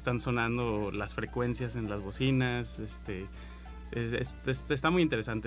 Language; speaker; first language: Spanish; native; Spanish